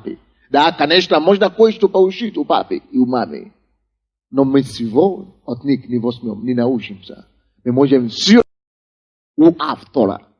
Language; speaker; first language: Russian; non-native, fluent; Yoruba